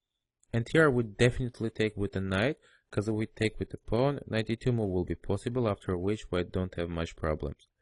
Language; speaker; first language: English; non-native, fluent; Russian